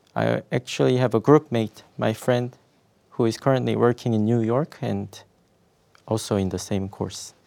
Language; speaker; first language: English; non-native, fluent; Korean